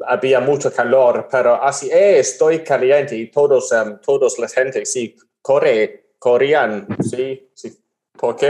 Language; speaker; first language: Spanish; non-native, learner; English